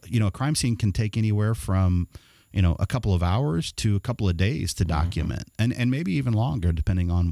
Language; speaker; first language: English; native; English